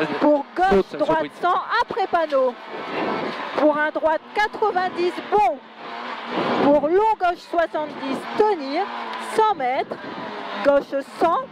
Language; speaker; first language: French; native; French